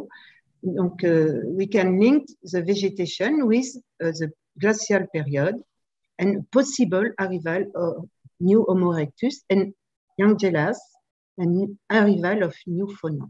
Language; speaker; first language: English; non-native, fluent; French